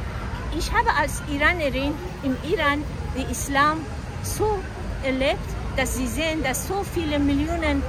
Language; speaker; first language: German; non-native, fluent; Persian